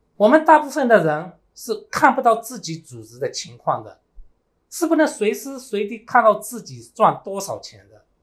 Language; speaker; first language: Chinese; early bilingual, heritage; Chinese